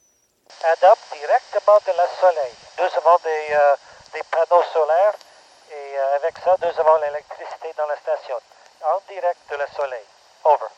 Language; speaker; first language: French; non-native, local second language; English